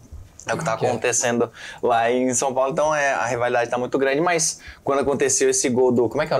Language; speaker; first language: Portuguese; native; Portuguese